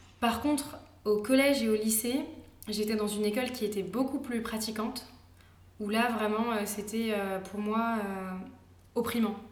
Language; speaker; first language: French; native; French